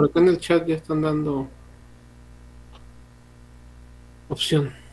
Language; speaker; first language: Spanish; native; Spanish